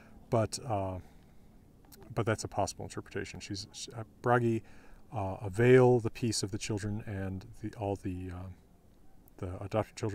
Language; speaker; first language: English; native; English